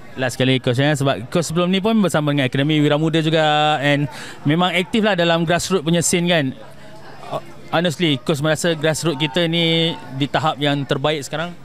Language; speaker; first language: Malay; native; Malay